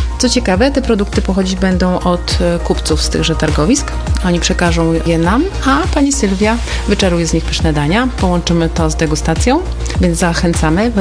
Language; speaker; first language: Polish; native; Polish